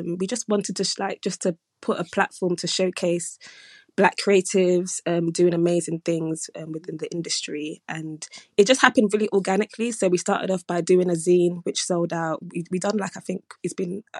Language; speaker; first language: English; native; English